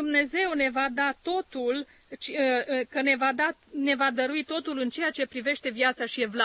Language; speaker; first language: Romanian; native; Romanian